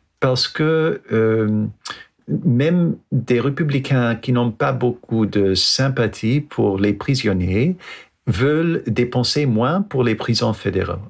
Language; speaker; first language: French; non-native, fluent; English